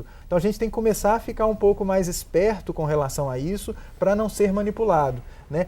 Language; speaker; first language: Portuguese; native; Portuguese